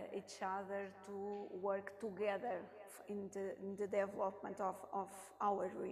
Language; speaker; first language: English; non-native, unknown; Portuguese